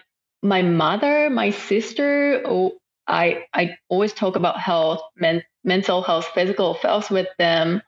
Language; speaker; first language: English; non-native, fluent; Japanese